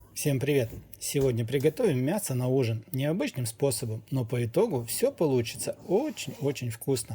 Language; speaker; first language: Russian; native; Russian